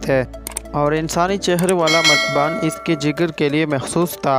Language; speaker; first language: Urdu; native; Urdu